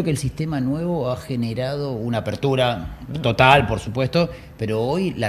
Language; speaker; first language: Spanish; native; Spanish